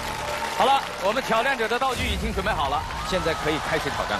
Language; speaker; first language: Chinese; native; Chinese